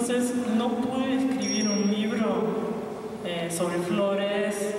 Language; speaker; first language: Spanish; non-native, local second language; Portuguese